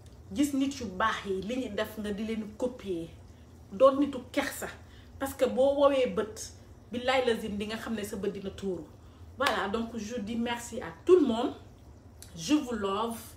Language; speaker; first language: French; non-native, local second language; Wolof